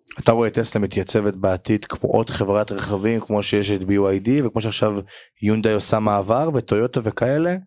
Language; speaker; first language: Hebrew; native; Hebrew